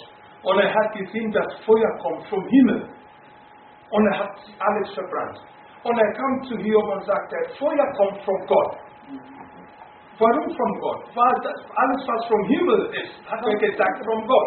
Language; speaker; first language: German; non-native, fluent; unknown